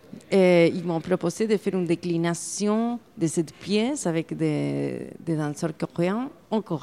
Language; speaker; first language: French; non-native, fluent; Spanish